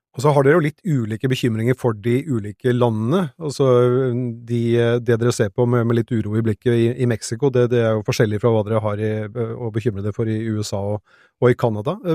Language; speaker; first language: Norwegian; native; Norwegian